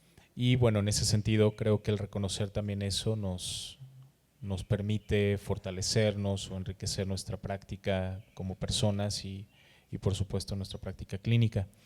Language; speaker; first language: Spanish; native; Spanish